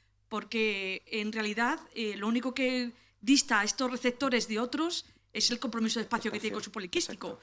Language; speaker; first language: Spanish; native; Spanish